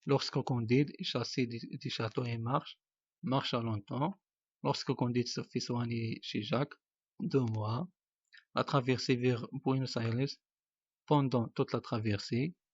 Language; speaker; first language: French; non-native, local second language; Arabic